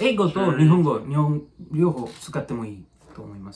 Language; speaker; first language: Japanese; non-native, learner; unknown